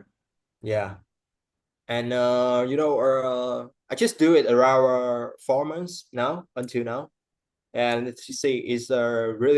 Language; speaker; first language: English; non-native, fluent; Vietnamese